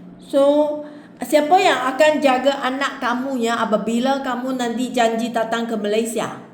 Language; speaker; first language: Malay; native; Malay